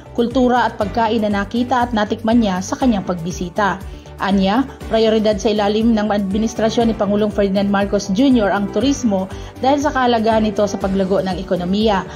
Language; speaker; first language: Filipino; non-native, local second language; Bikol